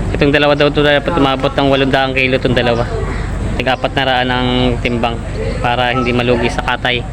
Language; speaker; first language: Filipino; native; Filipino